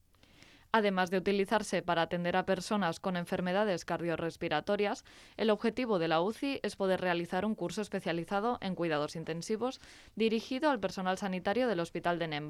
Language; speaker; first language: Spanish; native; Spanish